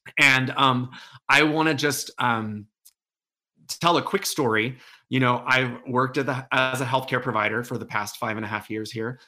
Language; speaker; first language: English; native; English